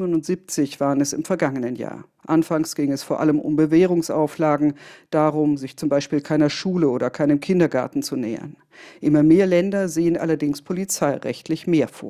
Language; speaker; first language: German; native; German